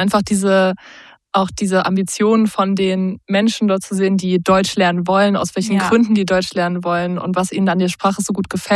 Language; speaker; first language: German; native; German